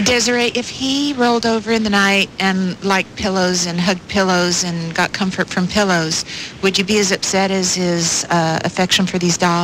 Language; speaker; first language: English; native; English